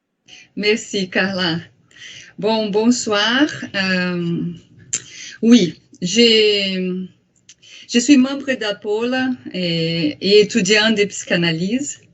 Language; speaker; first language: French; non-native, fluent; Portuguese